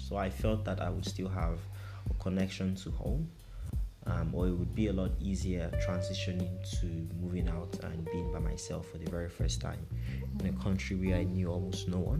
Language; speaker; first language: English; non-native, local second language; Yoruba